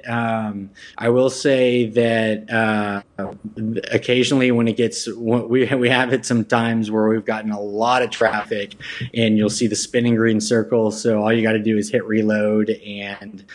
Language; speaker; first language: English; native; English